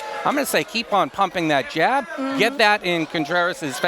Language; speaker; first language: English; native; English